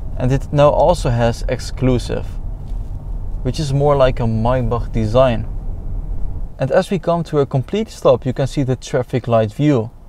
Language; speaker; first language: English; non-native, fluent; Dutch